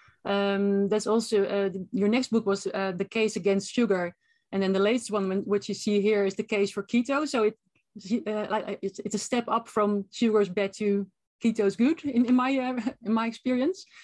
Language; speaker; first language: English; non-native, fluent; Dutch